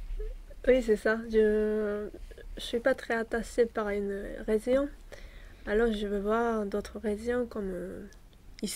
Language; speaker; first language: French; non-native, fluent; Japanese